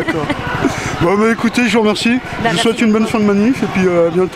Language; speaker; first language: French; native; French